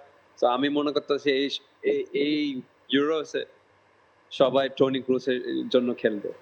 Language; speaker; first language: Bangla; early bilingual, heritage; Bangla